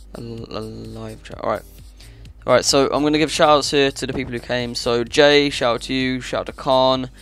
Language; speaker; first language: English; native; English